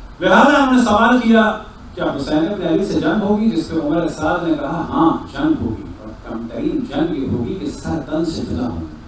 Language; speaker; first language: Urdu; native; Urdu